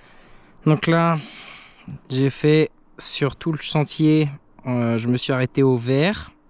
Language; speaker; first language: French; native; French